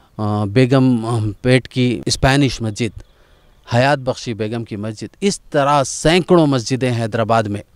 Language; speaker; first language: Hindi; non-native, local second language; Urdu